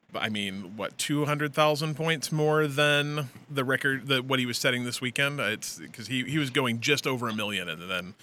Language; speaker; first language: English; native; English